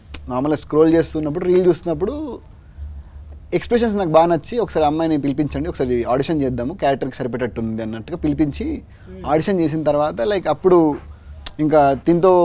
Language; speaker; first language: Telugu; native; Telugu